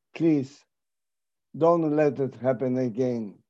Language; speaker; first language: English; non-native, fluent; Polish